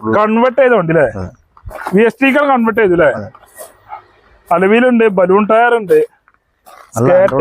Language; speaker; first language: Malayalam; native; Malayalam